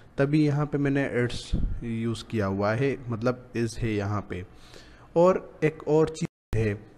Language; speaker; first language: Urdu; native; Urdu